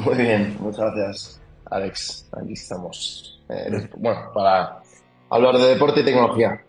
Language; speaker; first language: Spanish; early bilingual, other home language; French